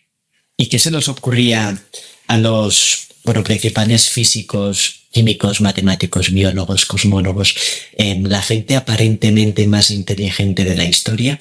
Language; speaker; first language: Spanish; native; Spanish